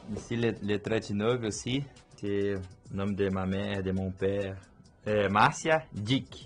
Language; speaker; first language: French; non-native, learner; Portuguese